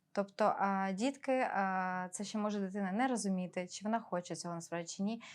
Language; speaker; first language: Ukrainian; non-native, local second language; Russian